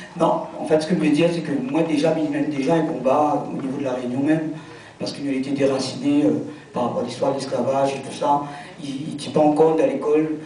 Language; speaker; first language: French; non-native, local second language; Réunion Creole French